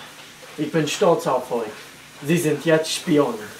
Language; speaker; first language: German; non-native, learner; English